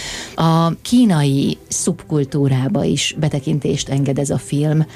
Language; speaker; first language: Hungarian; native; Hungarian